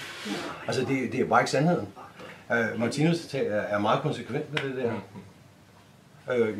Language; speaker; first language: Danish; native; Danish